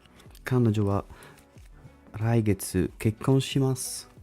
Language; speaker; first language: Japanese; non-native, learner; English